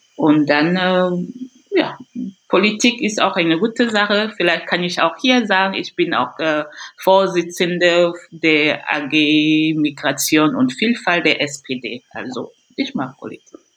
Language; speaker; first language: German; non-native, fluent; French